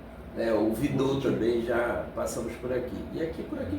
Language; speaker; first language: Portuguese; native; Portuguese